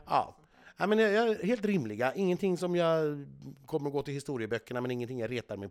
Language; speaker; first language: Swedish; native; Swedish